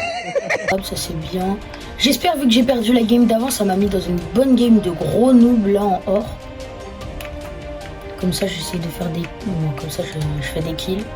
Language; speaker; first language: French; native; French